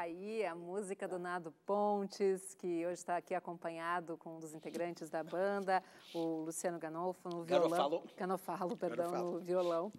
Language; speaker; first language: Portuguese; native; Portuguese